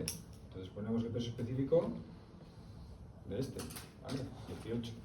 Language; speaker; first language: Spanish; native; Spanish